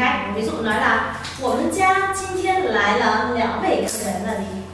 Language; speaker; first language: Chinese; non-native, fluent; Vietnamese